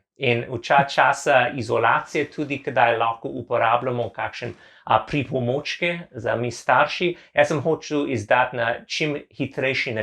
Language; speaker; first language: Slovenian; non-native, learner; English